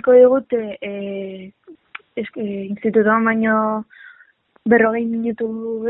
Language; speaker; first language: Basque; non-native, local second language; Spanish